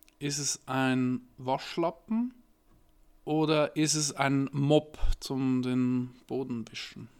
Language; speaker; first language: German; native; German